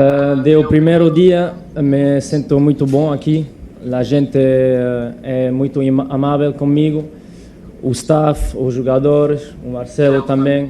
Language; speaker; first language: Portuguese; non-native, learner; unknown